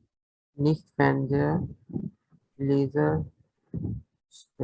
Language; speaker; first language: German; non-native, learner; Urdu